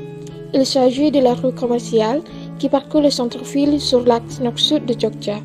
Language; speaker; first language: French; non-native, learner; Indonesian